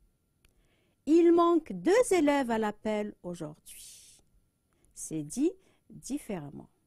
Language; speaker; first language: French; non-native, local second language; Arabic